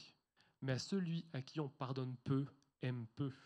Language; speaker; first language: French; native; French